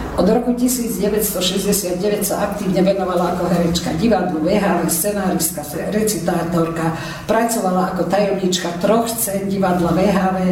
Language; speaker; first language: Slovak; early bilingual, heritage; Slovak